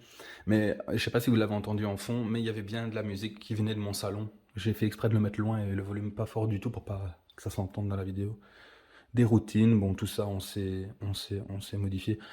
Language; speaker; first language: French; native; French